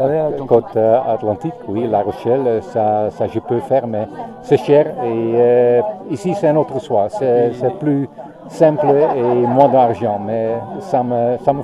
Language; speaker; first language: French; non-native, learner; Dutch